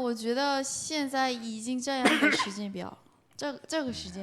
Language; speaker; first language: Chinese; non-native, fluent; Korean